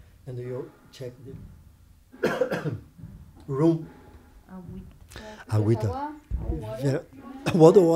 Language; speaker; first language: English; non-native, learner; Portuguese